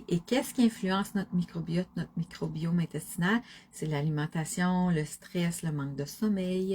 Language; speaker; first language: French; native; French